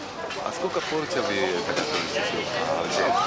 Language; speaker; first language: Russian; non-native, learner; Korean